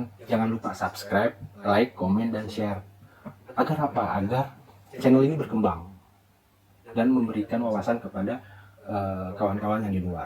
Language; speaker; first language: Indonesian; native; Indonesian